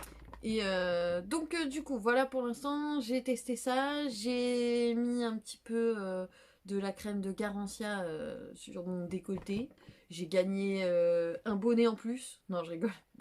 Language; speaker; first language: French; native; French